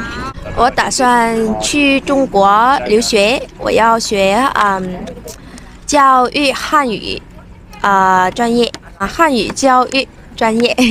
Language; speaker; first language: Chinese; non-native, learner; Vietnamese